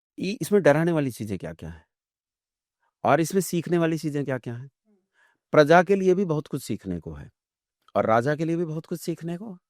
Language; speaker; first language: Hindi; native; Hindi